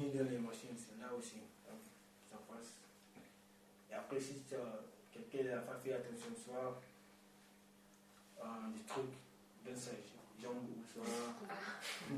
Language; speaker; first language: French; non-native, learner; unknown